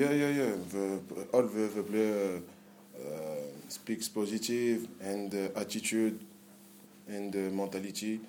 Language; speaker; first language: English; non-native, learner; French